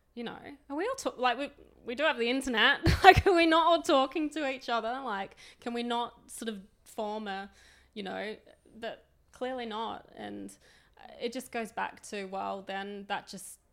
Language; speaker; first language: English; native; English